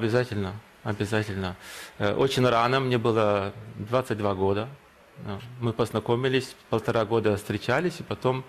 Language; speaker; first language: Russian; early bilingual, heritage; Russian